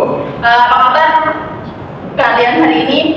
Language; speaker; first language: Indonesian; native; Indonesian